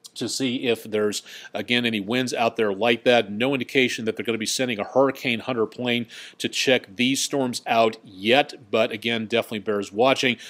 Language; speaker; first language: English; native; English